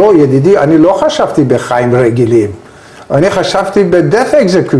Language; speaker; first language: Hebrew; non-native, learner; Persian